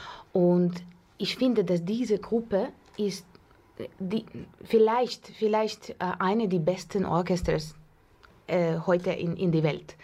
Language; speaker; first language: German; non-native, learner; Russian